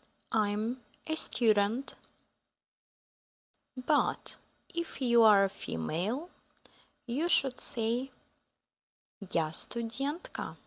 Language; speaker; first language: English; non-native, fluent; Russian